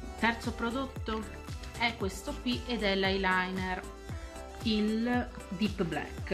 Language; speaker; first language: Italian; native; Italian